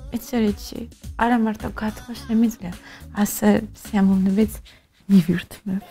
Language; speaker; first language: Georgian; native; Georgian